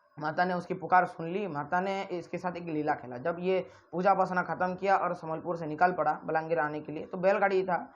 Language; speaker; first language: Hindi; non-native, local second language; Odia